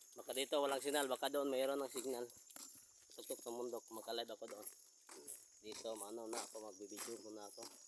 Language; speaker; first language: Filipino; non-native, local second language; Cebuano